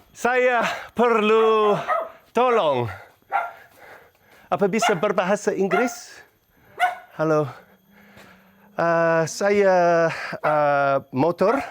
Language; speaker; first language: Indonesian; non-native, learner; English